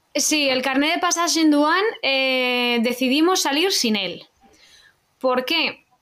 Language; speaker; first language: Spanish; native; Spanish